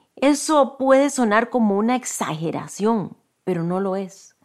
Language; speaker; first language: Spanish; native; Spanish